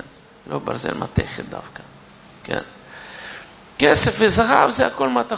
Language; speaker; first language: Hebrew; non-native, fluent; Russian